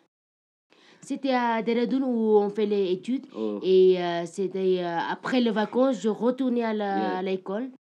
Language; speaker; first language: French; non-native, learner; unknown